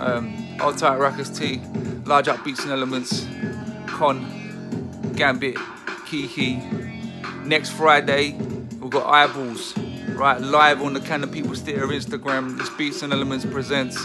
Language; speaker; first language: English; native; English